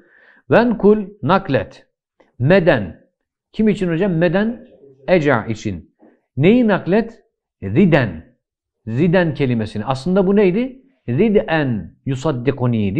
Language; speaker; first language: Turkish; native; Turkish